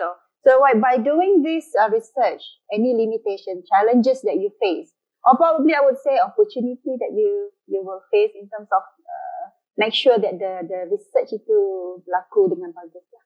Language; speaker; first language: English; non-native, local second language; Malay